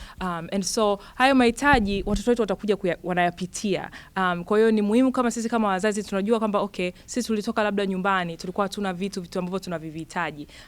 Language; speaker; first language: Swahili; native; Swahili